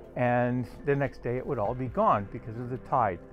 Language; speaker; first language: English; native; English